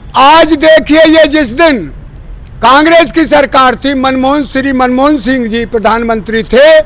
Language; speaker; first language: Hindi; native; Hindi